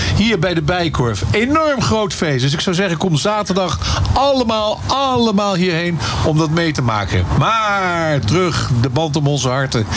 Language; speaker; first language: Dutch; native; Dutch